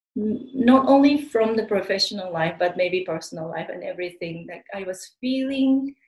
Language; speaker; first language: English; non-native, fluent; Japanese